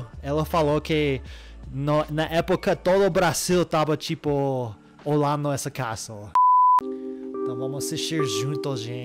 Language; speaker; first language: Portuguese; non-native, fluent; English